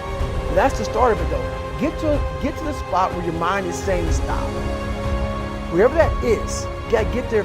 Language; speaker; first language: English; native; English